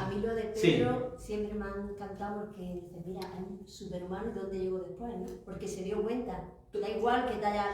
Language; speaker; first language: Spanish; native; Spanish